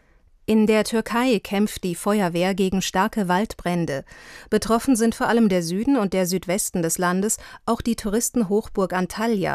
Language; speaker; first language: German; native; German